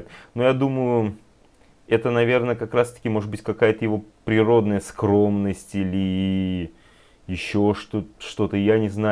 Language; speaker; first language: Russian; native; Russian